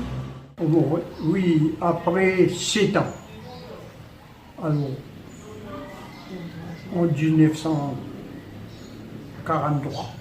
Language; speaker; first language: French; non-native, local second language; Morisyen